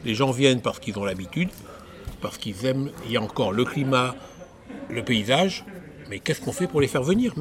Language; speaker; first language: French; native; French